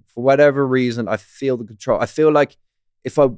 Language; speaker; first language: English; native; English